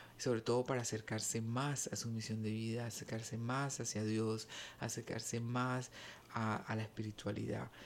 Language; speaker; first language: Spanish; native; Spanish